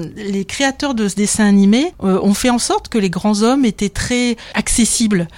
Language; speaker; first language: French; native; French